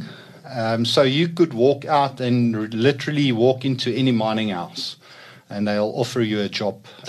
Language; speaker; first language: English; non-native, local second language; Afrikaans